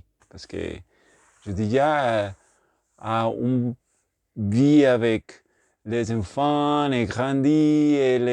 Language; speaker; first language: French; non-native, learner; Spanish